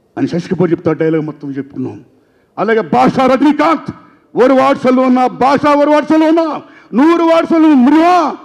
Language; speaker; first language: Telugu; native; Telugu